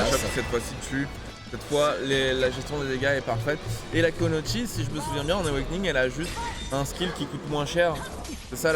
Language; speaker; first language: French; native; French